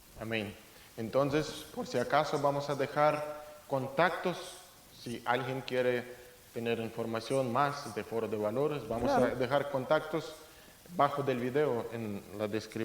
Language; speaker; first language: Spanish; non-native, fluent; Russian